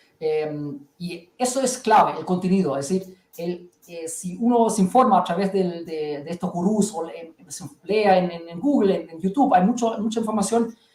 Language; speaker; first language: Spanish; early bilingual, heritage; German